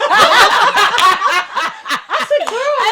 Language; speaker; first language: English; native; English